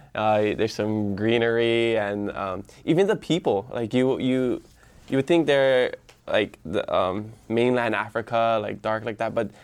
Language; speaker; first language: English; early bilingual, other home language; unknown